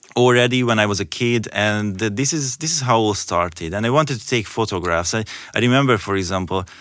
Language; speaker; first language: English; non-native, fluent; Hungarian